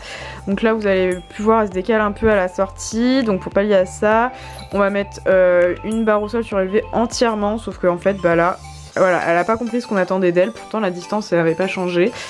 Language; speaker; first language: French; native; French